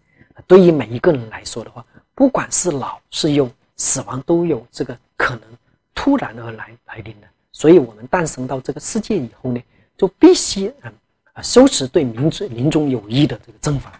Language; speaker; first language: Chinese; non-native, local second language; Tibetan